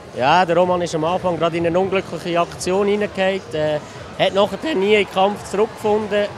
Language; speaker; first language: German; native; German